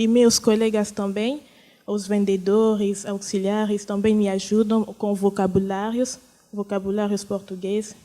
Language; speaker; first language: Portuguese; non-native, fluent; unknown